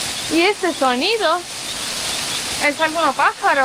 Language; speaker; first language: Spanish; non-native, fluent; Portuguese